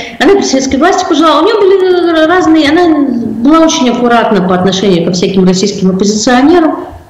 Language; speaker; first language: Russian; native; Russian